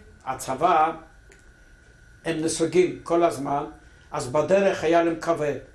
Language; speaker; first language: Hebrew; non-native, fluent; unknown